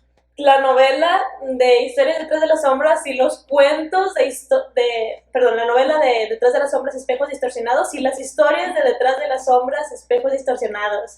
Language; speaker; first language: Spanish; native; Spanish